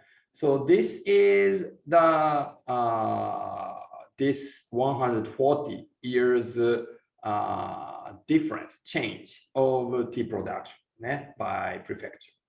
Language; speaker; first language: English; non-native, learner; Japanese